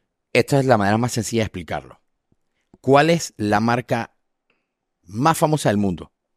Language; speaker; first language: Spanish; native; Spanish